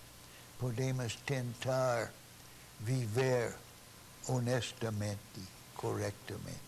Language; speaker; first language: Portuguese; non-native, fluent; English